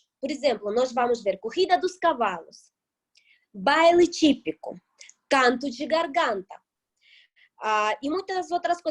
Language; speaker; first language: Portuguese; non-native, fluent; Russian